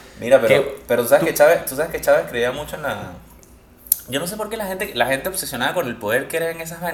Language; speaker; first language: Spanish; native; Spanish